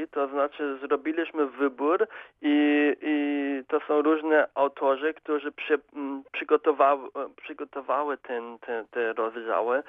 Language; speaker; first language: Polish; non-native, fluent; German